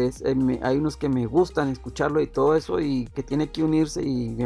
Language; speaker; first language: Spanish; native; Spanish